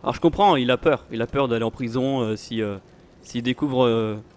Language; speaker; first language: French; native; French